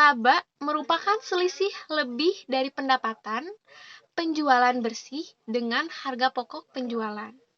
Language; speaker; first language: Indonesian; native; Indonesian